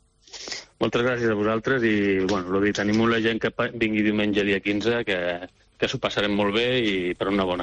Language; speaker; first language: Catalan; native; Catalan